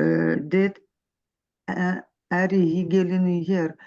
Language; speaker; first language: Norwegian; non-native, learner; Lithuanian